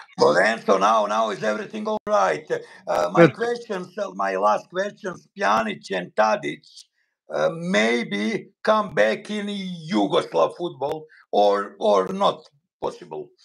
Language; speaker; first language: English; non-native, learner; Bosnian